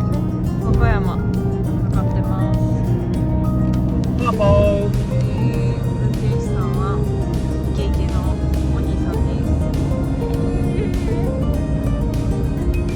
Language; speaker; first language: Japanese; native; Japanese